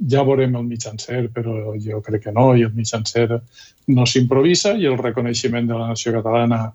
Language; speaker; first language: Catalan; native; Catalan